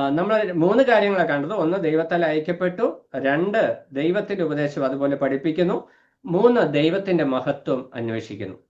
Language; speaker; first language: Malayalam; native; Malayalam